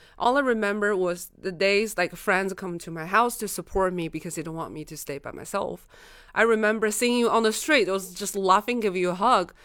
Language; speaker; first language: English; non-native, fluent; Chinese